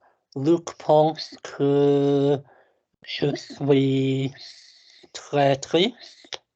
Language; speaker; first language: French; non-native, learner; English